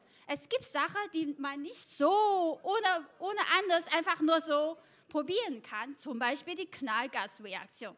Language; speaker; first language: German; non-native, fluent; Chinese